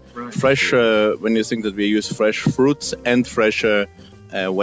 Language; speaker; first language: English; non-native, fluent; German